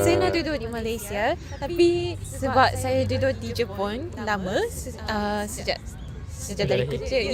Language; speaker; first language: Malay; non-native, fluent; Japanese